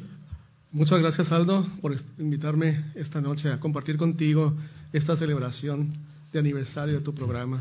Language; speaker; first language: Spanish; native; Spanish